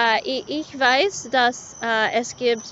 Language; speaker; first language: German; non-native, learner; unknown